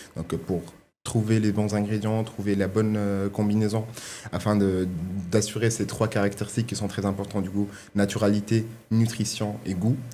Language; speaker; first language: French; non-native, local second language; Arabic